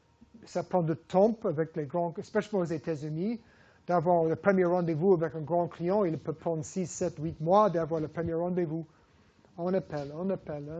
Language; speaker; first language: French; non-native, fluent; English